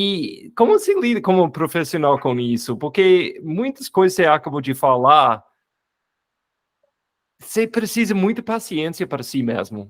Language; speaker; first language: Portuguese; non-native, fluent; English